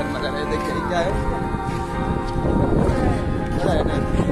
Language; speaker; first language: Hindi; non-native, local second language; Odia